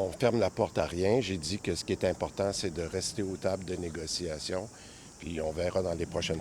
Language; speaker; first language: French; native; French